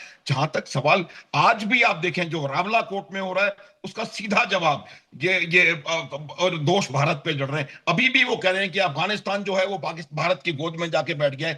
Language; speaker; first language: Hindi; native; Hindi